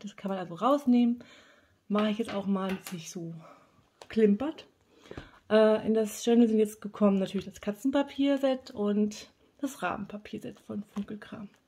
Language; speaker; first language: German; native; German